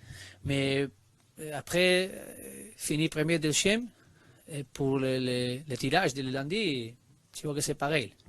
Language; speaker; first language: French; non-native, learner; Spanish